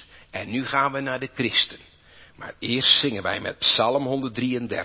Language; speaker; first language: Dutch; native; Dutch